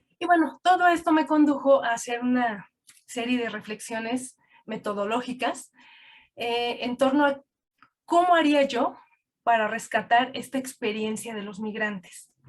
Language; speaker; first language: Spanish; native; Spanish